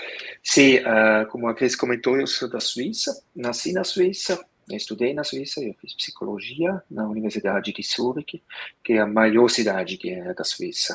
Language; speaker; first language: Portuguese; non-native, fluent; Swiss German